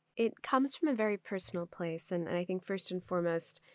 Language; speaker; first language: English; non-native, local second language; Urdu